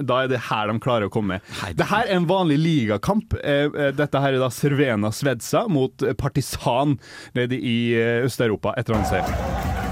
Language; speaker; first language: Norwegian; native; Norwegian